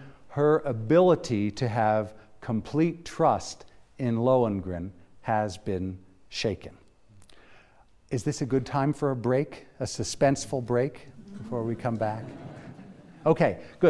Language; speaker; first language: English; native; English